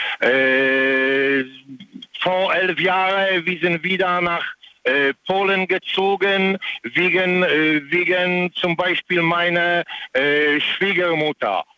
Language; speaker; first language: German; non-native, learner; Polish